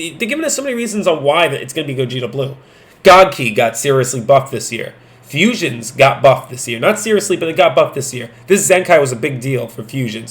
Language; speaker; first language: English; native; English